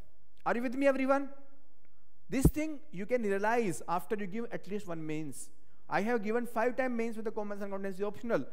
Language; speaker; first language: English; non-native, local second language; Hindi